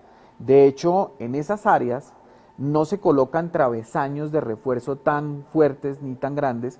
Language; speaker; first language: Spanish; native; Spanish